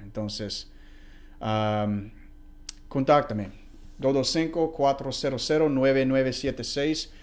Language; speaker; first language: Spanish; non-native, fluent; English